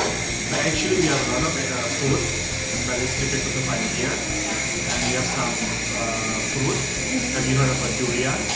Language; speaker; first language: English; non-native, learner; Indonesian